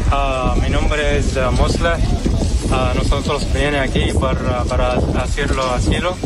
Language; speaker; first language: Spanish; non-native, learner; Arabic